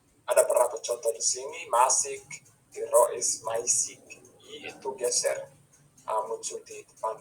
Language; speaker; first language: Indonesian; non-native, fluent; English